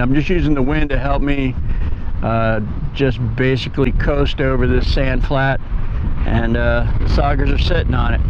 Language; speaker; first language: English; native; English